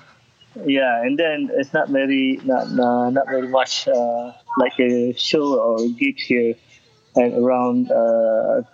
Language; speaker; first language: English; non-native, local second language; Malay